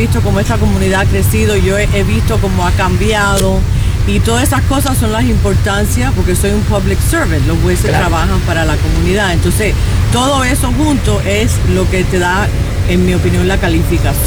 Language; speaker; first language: Spanish; early bilingual, heritage; Spanish